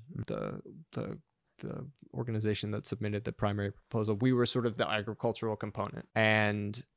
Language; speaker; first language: English; native; English